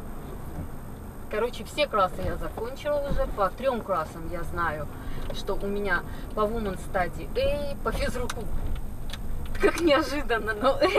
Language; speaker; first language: Russian; native; Russian